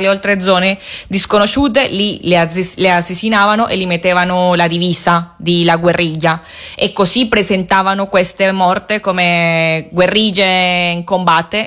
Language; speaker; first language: Italian; non-native, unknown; Spanish